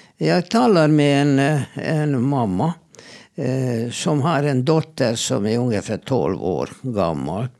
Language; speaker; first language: Swedish; non-native, fluent; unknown